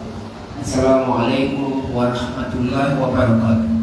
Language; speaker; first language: Arabic; non-native, fluent; Fula